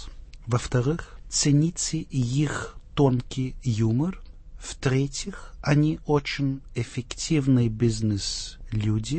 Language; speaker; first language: Russian; non-native, fluent; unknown